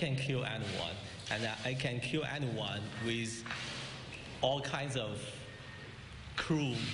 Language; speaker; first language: English; non-native, fluent; Chinese